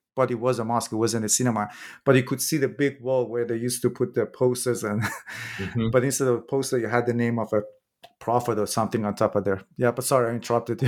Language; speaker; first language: English; non-native, fluent; Persian